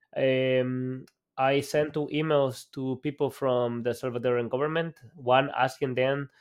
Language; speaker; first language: English; non-native, fluent; Spanish